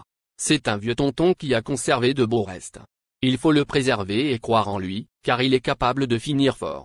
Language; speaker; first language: French; native; French